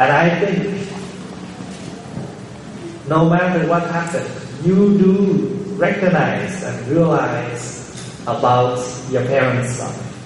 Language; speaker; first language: English; non-native, fluent; Vietnamese